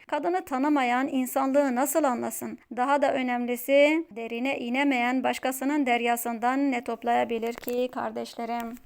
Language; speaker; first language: Turkish; native; Turkish